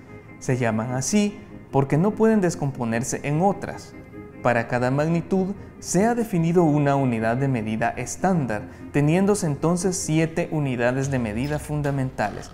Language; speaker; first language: Spanish; native; Spanish